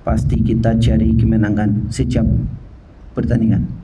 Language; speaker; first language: Indonesian; non-native, fluent; Portuguese